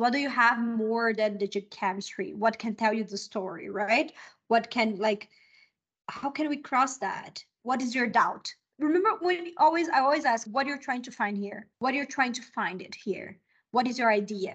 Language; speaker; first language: English; non-native, fluent; Portuguese